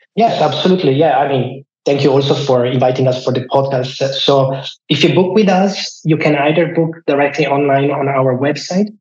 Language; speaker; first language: English; non-native, fluent; Italian